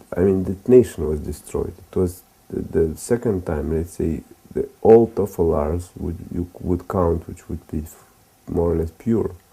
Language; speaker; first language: English; non-native, fluent; Lithuanian